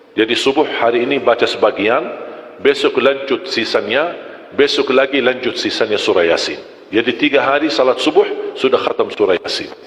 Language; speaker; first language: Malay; non-native, fluent; Arabic